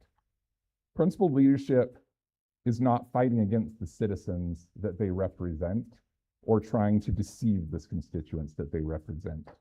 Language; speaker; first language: English; native; English